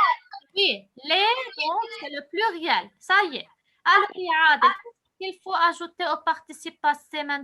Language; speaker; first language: French; non-native, local second language; Arabic